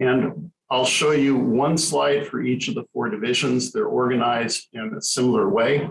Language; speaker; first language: English; native; English